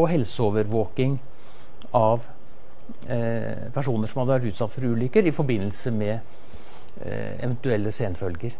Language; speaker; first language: Norwegian; native; Norwegian